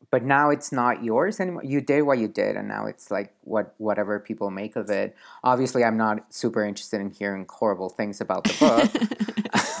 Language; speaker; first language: English; non-native, fluent; Spanish